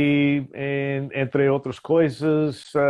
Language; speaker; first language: Portuguese; non-native, fluent; English